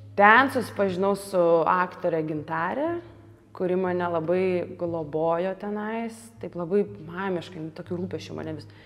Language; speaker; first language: Lithuanian; early bilingual, other home language; Russian